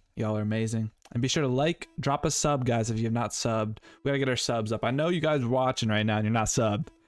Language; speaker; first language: English; native; English